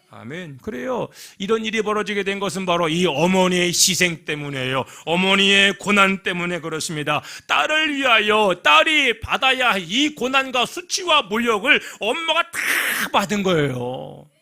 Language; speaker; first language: Korean; native; Korean